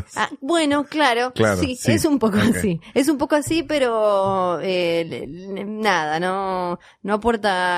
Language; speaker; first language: Spanish; native; Spanish